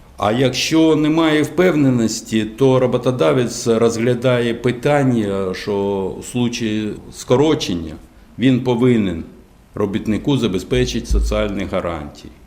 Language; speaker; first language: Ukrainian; non-native, local second language; Russian